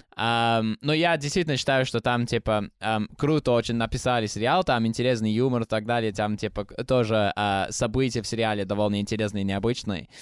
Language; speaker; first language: Russian; non-native, fluent; English